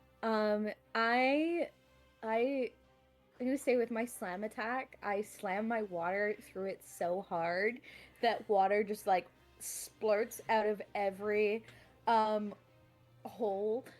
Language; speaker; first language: English; native; English